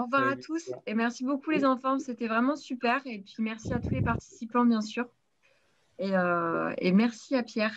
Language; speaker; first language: French; native; French